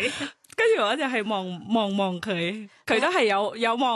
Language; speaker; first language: Cantonese; non-native, learner; Thai